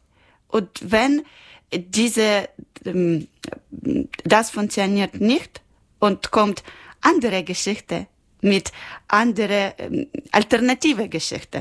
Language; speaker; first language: German; non-native, learner; Ukrainian